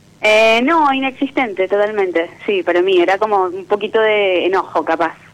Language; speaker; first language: Spanish; native; Spanish